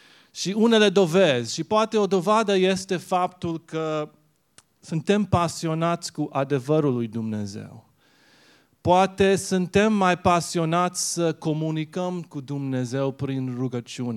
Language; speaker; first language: Romanian; early bilingual, heritage; Romanian